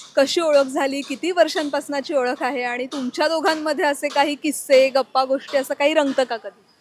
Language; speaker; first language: Marathi; native; Marathi